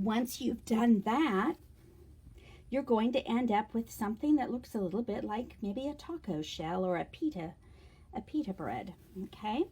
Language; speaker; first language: English; native; English